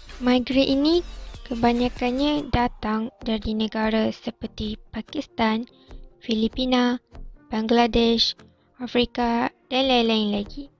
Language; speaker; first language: Malay; native; Malay